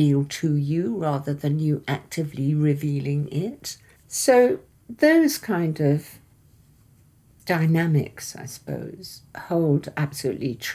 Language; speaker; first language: English; early bilingual, other home language; Persian